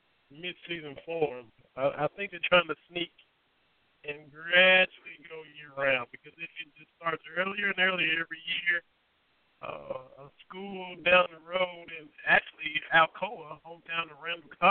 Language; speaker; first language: English; native; English